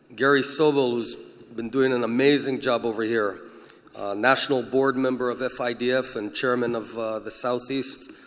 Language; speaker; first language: English; early bilingual, heritage; English